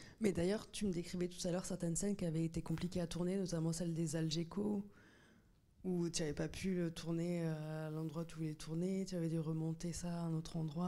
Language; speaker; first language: French; native; French